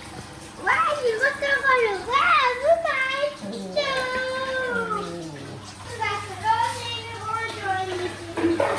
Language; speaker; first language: Japanese; native; Japanese